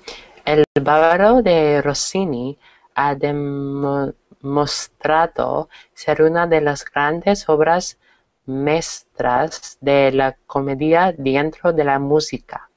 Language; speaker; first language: Spanish; non-native, learner; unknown